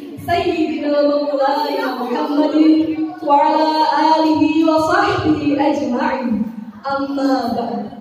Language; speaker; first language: Arabic; non-native, learner; Indonesian